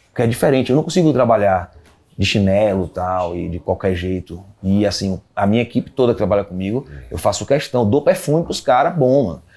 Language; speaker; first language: Portuguese; native; Portuguese